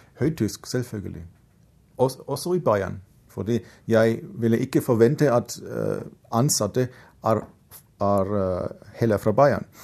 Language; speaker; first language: Norwegian; non-native, fluent; German